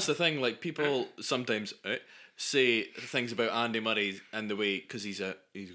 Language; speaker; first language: English; native; English